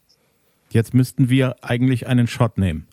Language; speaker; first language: German; native; German